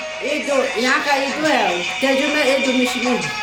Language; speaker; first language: Hindi; non-native, local second language; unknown